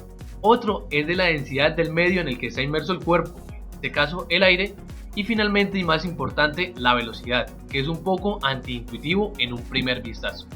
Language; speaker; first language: Spanish; native; Spanish